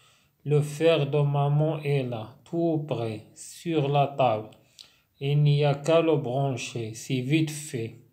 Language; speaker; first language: French; non-native, local second language; Arabic